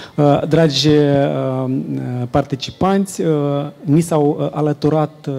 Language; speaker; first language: Romanian; native; Romanian